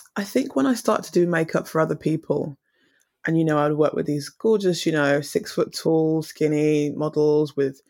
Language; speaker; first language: English; native; English